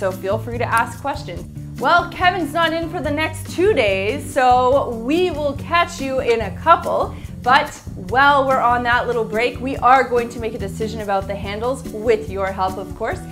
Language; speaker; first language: English; native; English